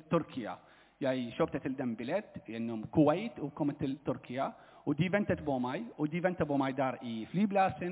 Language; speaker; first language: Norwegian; non-native, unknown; Arabic